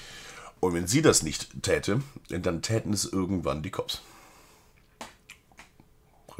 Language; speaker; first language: German; native; German